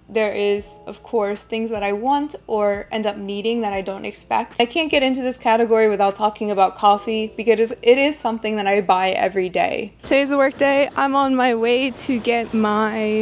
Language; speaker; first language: English; native; English